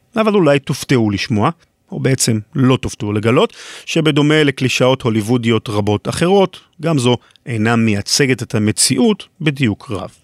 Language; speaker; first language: Hebrew; native; Hebrew